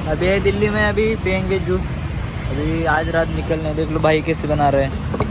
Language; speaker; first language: Hindi; non-native, local second language; Marathi